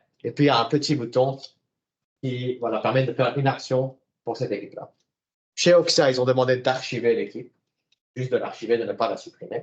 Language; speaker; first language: French; native; French